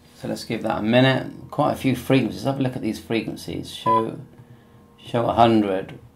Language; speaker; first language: English; native; English